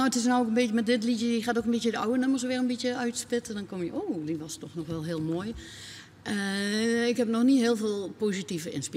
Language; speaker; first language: Dutch; native; Dutch